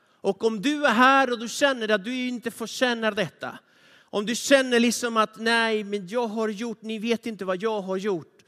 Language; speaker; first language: Swedish; non-native, fluent; Spanish